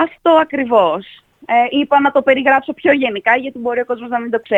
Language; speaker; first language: Greek; native; Greek